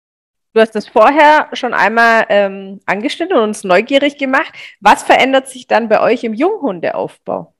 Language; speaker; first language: German; native; German